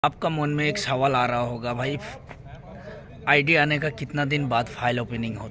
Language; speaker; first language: Hindi; non-native, local second language; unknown